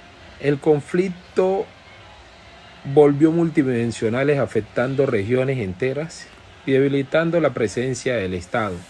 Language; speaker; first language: Spanish; native; Spanish